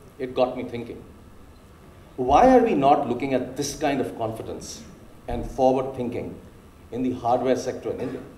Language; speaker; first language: English; non-native, local second language; Hindi